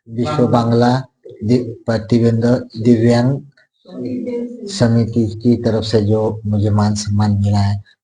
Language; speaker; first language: Hindi; non-native, local second language; Marathi